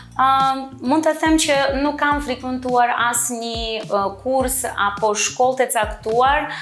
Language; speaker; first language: Albanian; non-native, fluent; Russian